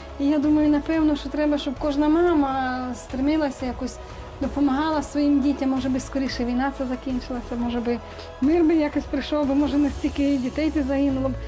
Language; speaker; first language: Ukrainian; native; Ukrainian